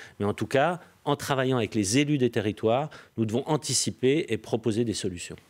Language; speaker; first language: French; native; French